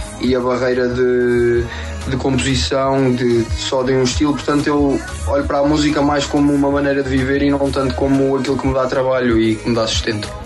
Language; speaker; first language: Portuguese; native; Portuguese